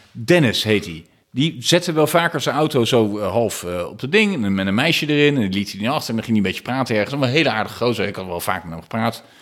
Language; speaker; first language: Dutch; native; Dutch